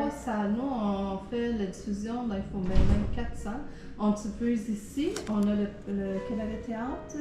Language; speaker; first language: French; native; French